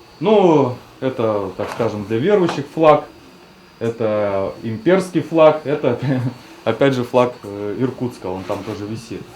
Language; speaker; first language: Russian; native; Russian